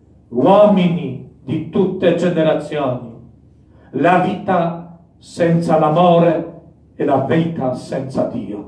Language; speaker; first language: Italian; non-native, fluent; Polish